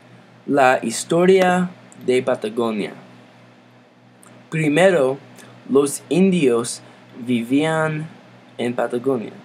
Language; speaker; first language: Spanish; non-native, learner; English